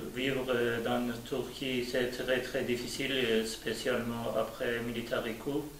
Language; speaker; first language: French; non-native, learner; Turkish